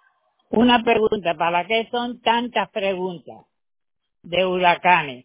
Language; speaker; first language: Spanish; native; Spanish